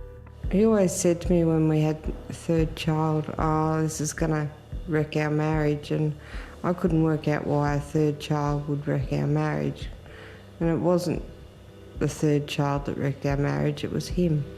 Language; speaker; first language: English; native; English